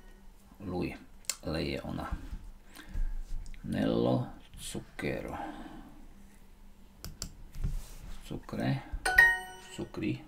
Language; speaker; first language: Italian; non-native, learner; Slovak